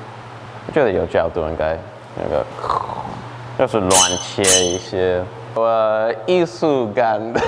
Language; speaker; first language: Chinese; non-native, fluent; English